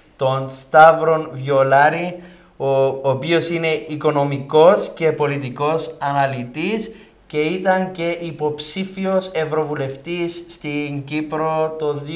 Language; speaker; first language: Greek; native; Greek